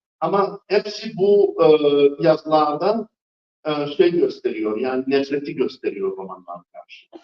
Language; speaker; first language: Turkish; non-native, fluent; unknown